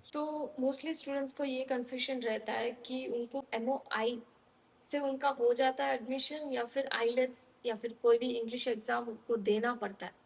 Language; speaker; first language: Hindi; native; Hindi